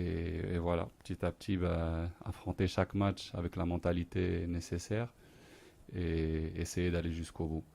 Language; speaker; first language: French; non-native, local second language; Arabic